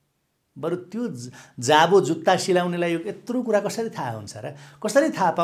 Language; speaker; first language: Nepali; native; Nepali